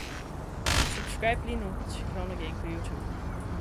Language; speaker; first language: Danish; native; Danish